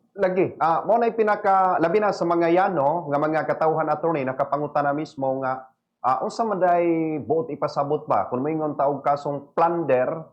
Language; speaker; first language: Cebuano; native; Cebuano